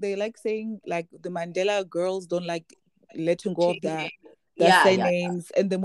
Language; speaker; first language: English; non-native, local second language; Southern Sotho